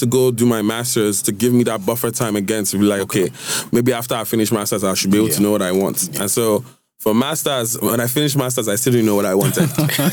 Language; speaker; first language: English; non-native, local second language; Igbo